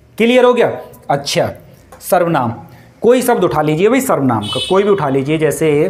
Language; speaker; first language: Hindi; native; Hindi